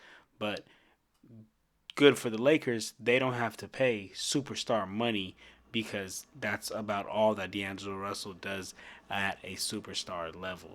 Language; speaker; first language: English; native; English